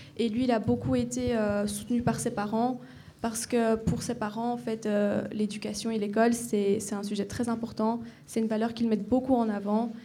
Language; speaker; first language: French; native; French